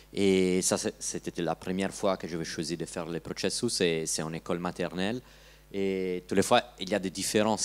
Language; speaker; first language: French; non-native, learner; Italian